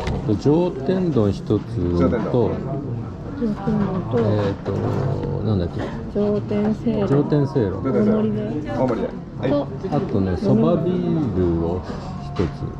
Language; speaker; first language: Japanese; native; Japanese